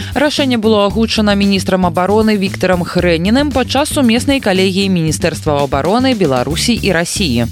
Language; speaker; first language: Belarusian; native; Belarusian